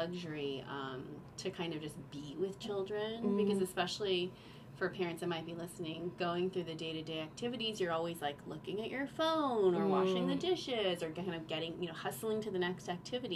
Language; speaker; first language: English; native; English